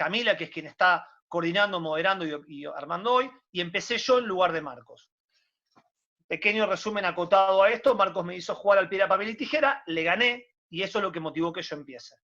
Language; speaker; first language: Spanish; native; Spanish